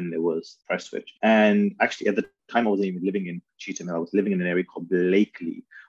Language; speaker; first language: English; early bilingual, other home language; Urdu